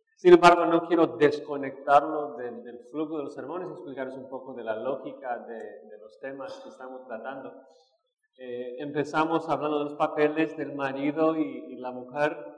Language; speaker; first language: Spanish; non-native, fluent; English